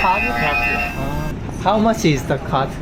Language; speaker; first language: English; non-native, learner; Korean